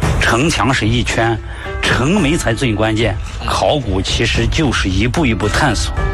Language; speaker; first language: Chinese; native; Chinese